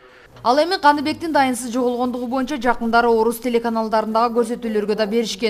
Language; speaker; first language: Kyrgyz; native; Kyrgyz